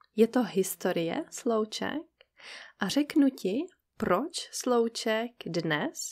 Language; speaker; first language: Czech; native; Czech